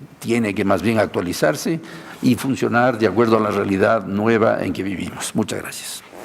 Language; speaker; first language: Spanish; native; Spanish